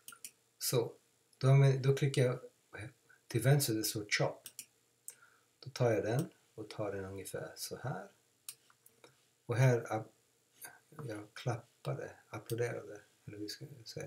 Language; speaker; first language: Swedish; non-native, fluent; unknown